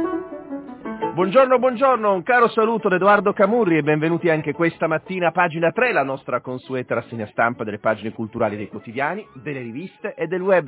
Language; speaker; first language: Italian; native; Italian